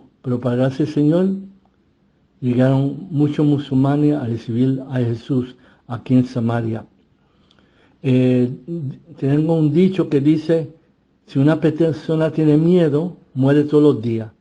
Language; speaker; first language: Spanish; early bilingual, heritage; Spanish